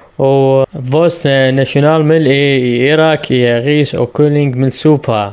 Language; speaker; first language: Danish; non-native, learner; Arabic